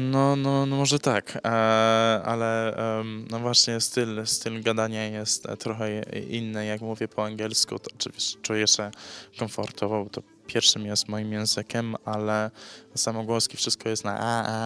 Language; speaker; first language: Polish; early bilingual, heritage; English